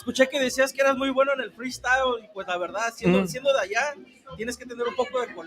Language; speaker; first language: Spanish; native; Spanish